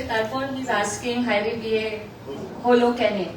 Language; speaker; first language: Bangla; non-native, learner; Hindi